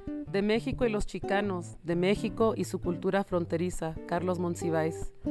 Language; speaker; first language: Spanish; early bilingual, heritage; Spanish